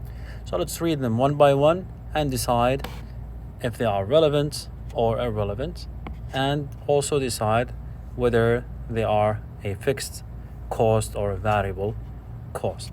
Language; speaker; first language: English; non-native, fluent; Arabic